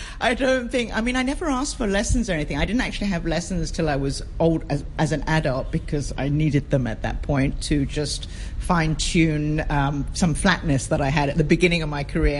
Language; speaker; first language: English; native; English